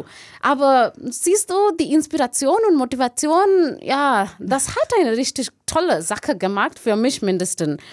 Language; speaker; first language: German; non-native, learner; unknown